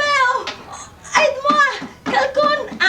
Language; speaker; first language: French; non-native, fluent; Spanish